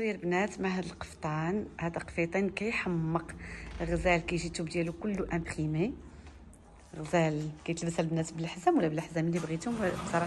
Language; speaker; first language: Arabic; native; Arabic